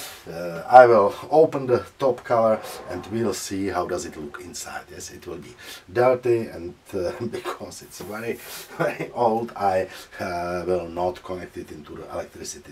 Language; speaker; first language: English; non-native, learner; Czech